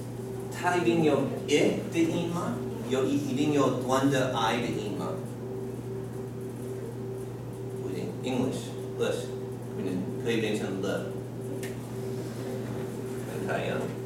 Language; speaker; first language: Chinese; non-native, fluent; English